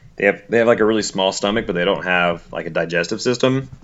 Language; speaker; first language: English; native; English